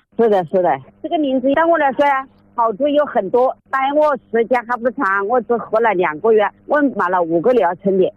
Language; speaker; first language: Chinese; native; Chinese